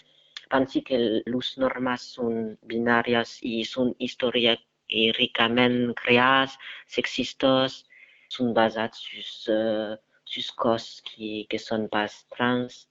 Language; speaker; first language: Catalan; non-native, learner; French